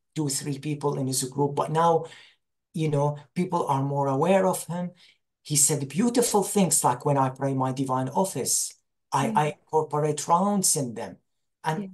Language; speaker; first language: English; non-native, fluent; Arabic